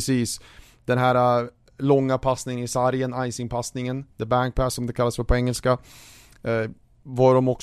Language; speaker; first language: Swedish; native; Swedish